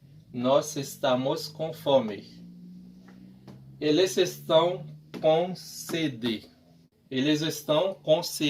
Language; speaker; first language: Portuguese; non-native, learner; Haitian Creole